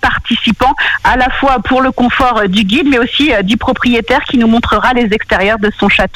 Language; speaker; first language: French; native; French